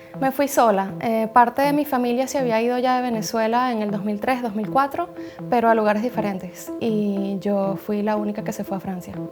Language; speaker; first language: Spanish; native; Spanish